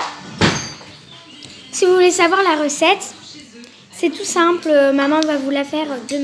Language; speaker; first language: French; early bilingual, other home language; Arabic